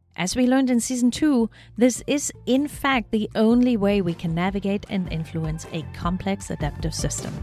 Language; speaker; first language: English; non-native, fluent; German